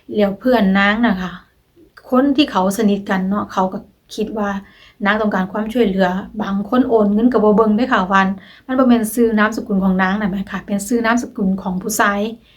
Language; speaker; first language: Thai; native; Thai